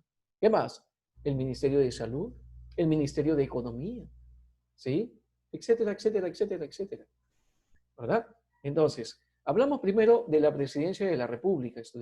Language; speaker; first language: Spanish; native; Spanish